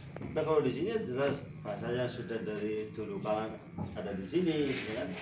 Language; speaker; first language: Indonesian; non-native, local second language; Javanese